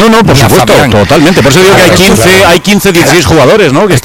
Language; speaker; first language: Spanish; native; Spanish